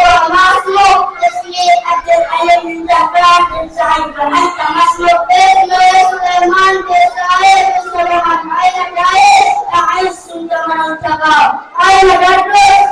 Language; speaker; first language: Arabic; non-native, learner; Swahili